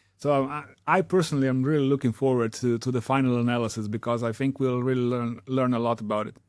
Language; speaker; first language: English; non-native, fluent; Slovenian